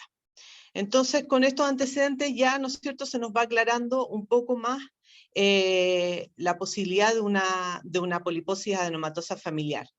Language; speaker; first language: Spanish; native; Spanish